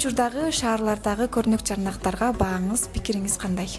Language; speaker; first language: Kyrgyz; native; Kyrgyz